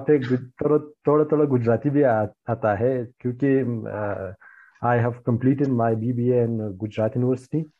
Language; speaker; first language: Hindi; non-native, learner; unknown